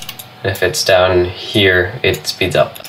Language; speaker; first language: English; native; English